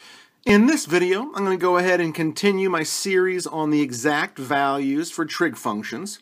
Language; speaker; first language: English; native; English